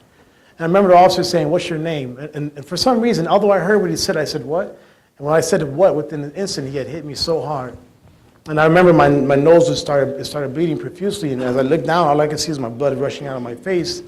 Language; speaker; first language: English; native; English